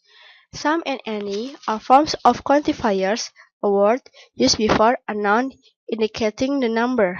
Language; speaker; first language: English; non-native, learner; Indonesian